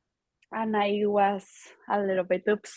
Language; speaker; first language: English; non-native, learner; Spanish